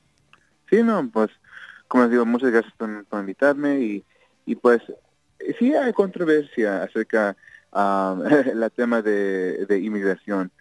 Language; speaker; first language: Spanish; early bilingual, heritage; Spanish